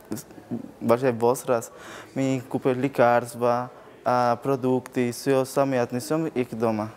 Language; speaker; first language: Russian; non-native, learner; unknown